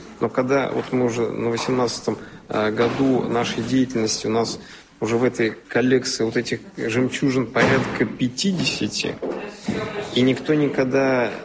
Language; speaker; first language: Russian; native; Russian